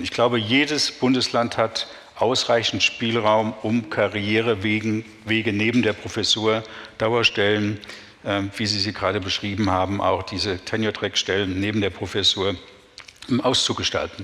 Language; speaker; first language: German; native; German